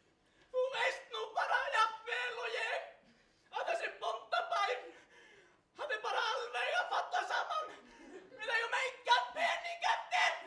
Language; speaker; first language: Icelandic; native; Icelandic